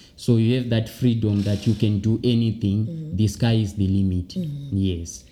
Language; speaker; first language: English; non-native, local second language; Shona